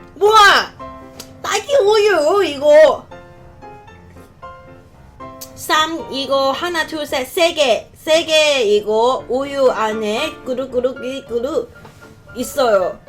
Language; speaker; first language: Korean; non-native, learner; Cantonese